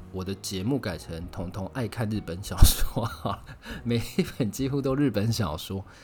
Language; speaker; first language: Chinese; native; Chinese